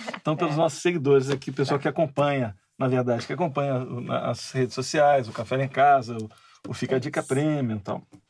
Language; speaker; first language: Portuguese; native; Portuguese